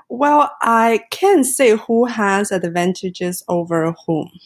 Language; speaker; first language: English; non-native, fluent; Chinese